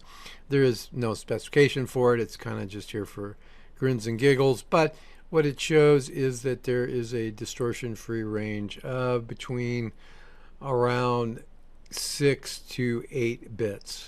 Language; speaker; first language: English; native; English